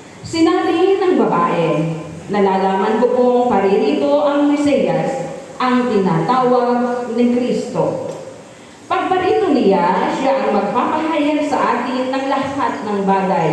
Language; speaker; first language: Filipino; native; Filipino